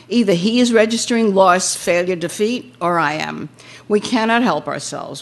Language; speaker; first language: English; native; English